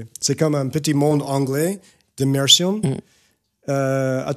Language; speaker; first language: French; non-native, fluent; English